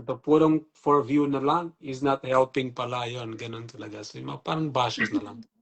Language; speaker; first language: Filipino; non-native, learner; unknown